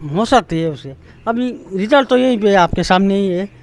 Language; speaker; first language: Hindi; non-native, local second language; Nepali